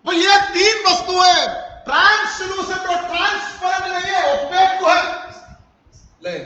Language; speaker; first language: Hindi; non-native, local second language; Malayalam